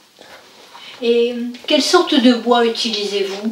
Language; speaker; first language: French; native; French